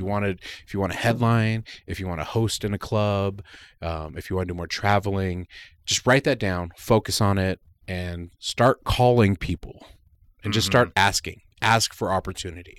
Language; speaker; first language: English; early bilingual, other home language; Spanish